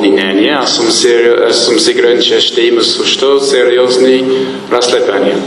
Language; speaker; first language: Bulgarian; non-native, fluent; English